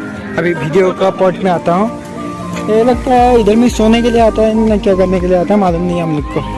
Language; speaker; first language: Hindi; non-native, local second language; Assamese